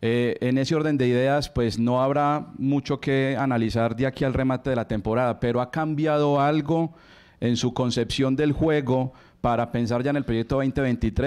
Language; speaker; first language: Spanish; native; Spanish